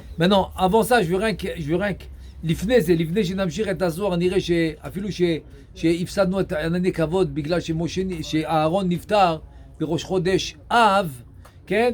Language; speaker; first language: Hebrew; non-native, fluent; French